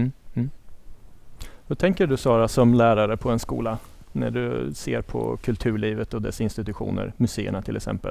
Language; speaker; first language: Swedish; native; Swedish